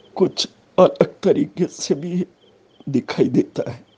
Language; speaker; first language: Hindi; native; Hindi